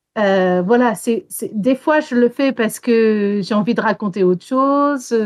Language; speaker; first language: French; early bilingual, heritage; French